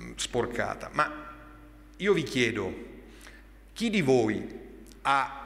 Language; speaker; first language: Italian; native; Italian